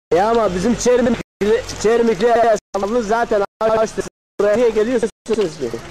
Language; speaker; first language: Turkish; non-native, local second language; Zaza